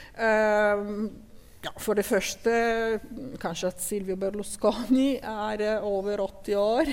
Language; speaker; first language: Norwegian; non-native, fluent; Italian